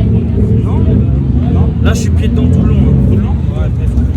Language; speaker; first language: French; native; French